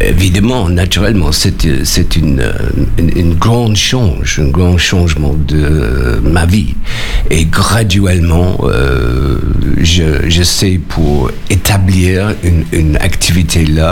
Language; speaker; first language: French; non-native, learner; English